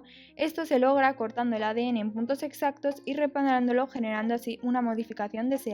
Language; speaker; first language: Spanish; native; Spanish